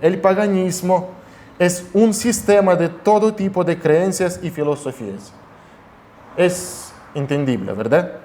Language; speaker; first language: Spanish; non-native, fluent; Russian